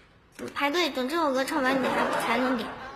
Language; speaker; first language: Chinese; native; Chinese